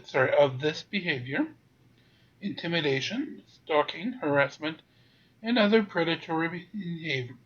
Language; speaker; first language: English; native; English